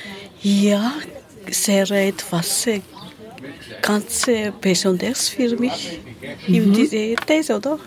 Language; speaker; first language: German; non-native, learner; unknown